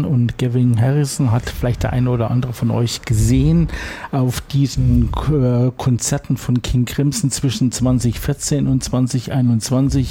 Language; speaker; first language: German; native; German